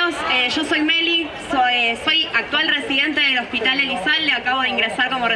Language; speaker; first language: Spanish; native; Spanish